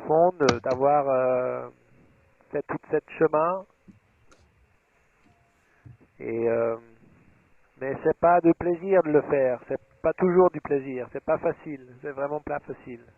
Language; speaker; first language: French; non-native, fluent; German